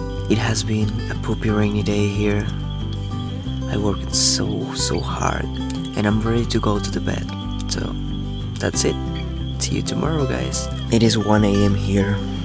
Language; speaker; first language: English; non-native, fluent; Spanish